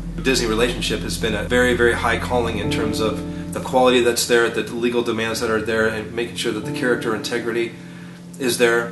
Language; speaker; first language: English; native; English